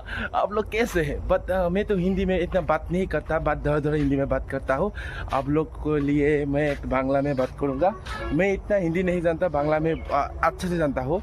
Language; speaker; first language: Hindi; non-native, local second language; Bangla